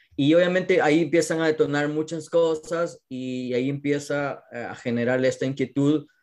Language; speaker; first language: Spanish; native; Spanish